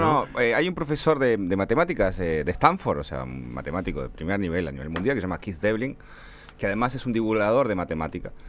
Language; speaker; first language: Spanish; native; Spanish